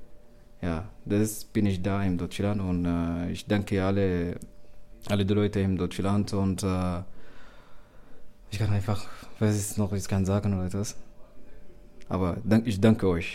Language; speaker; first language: German; non-native, learner; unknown